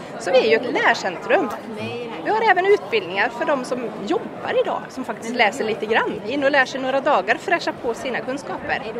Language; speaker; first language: Swedish; native; Swedish